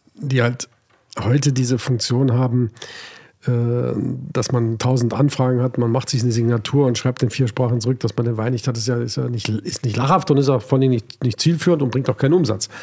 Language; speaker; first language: German; native; German